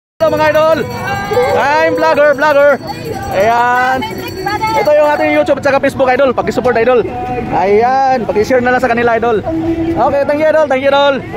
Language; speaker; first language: Filipino; non-native, local second language; Cebuano